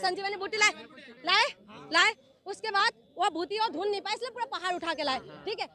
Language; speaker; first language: Hindi; non-native, local second language; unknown